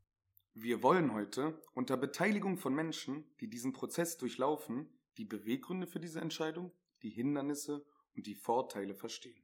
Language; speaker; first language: German; native; German